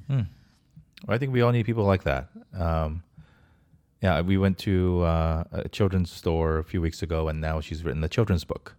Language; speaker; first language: English; early bilingual, other home language; Korean